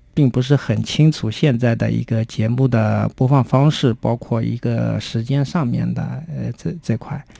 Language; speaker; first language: Chinese; native; Chinese